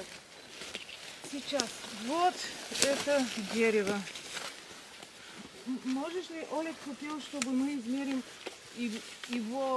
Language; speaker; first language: Russian; non-native, learner; Bulgarian